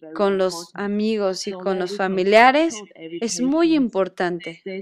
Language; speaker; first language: Spanish; non-native, fluent; Chinese